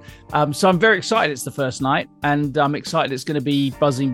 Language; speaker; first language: English; native; English